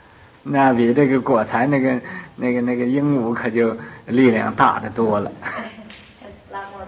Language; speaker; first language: Chinese; native; Chinese